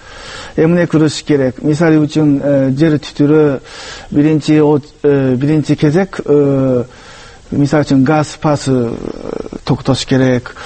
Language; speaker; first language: Kyrgyz; non-native, learner; Japanese